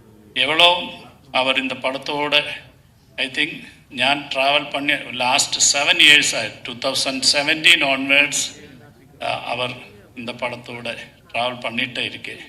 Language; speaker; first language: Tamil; non-native, learner; Malayalam